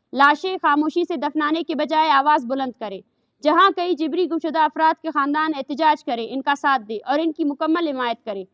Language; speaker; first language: Urdu; non-native, local second language; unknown